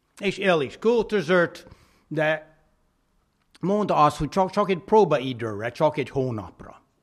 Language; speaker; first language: Hungarian; non-native, fluent; English